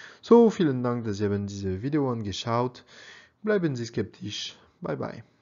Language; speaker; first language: German; non-native, learner; French